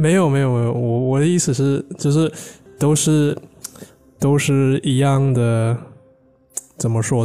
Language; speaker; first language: Chinese; non-native, fluent; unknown